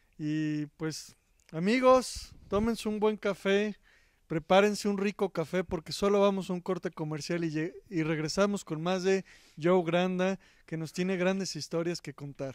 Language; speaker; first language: Spanish; native; Spanish